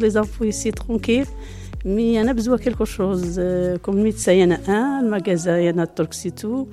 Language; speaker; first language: French; non-native, learner; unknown